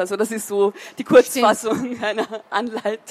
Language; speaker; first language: German; native; German